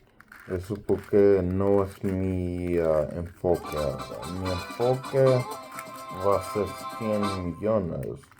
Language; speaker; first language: Spanish; non-native, learner; English